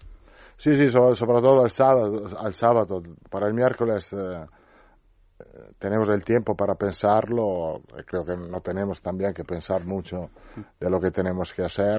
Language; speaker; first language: Spanish; non-native, fluent; Italian